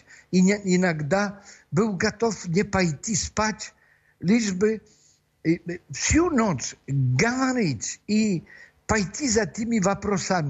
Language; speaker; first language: Russian; non-native, fluent; Polish